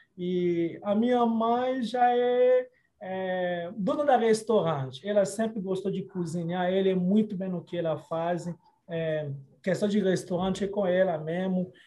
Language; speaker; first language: Portuguese; non-native, fluent; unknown